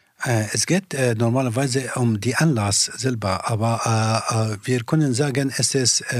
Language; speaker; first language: German; non-native, learner; Persian